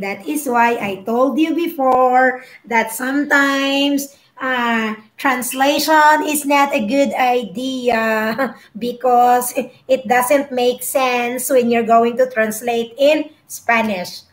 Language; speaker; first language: English; non-native, local second language; Filipino